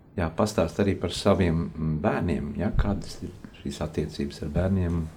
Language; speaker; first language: Latvian; native; Latvian